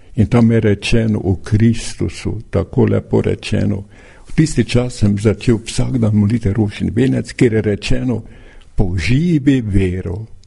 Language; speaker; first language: Slovenian; native; Slovenian